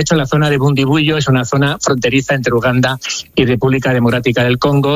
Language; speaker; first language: Spanish; native; Spanish